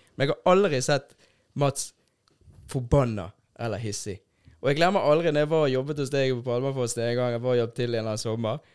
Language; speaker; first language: Norwegian; native; Norwegian